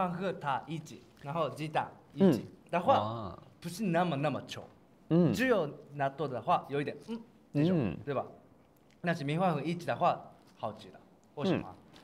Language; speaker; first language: Chinese; non-native, learner; Japanese